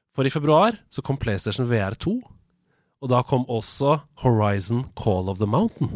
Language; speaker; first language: Norwegian; native; Norwegian